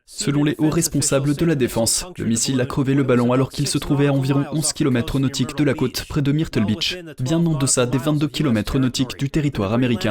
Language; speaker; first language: French; native; French